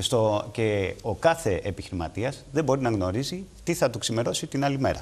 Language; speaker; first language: Greek; native; Greek